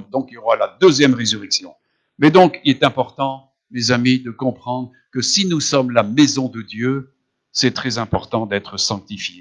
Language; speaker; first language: French; native; French